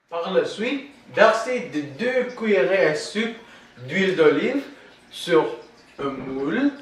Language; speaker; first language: French; non-native, learner; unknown